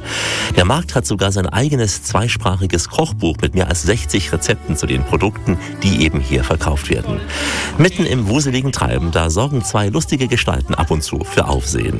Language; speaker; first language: German; native; German